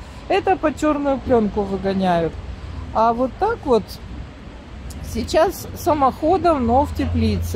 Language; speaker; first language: Russian; native; Russian